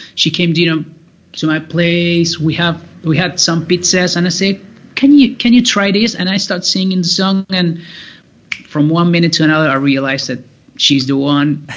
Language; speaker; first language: English; non-native, fluent; Spanish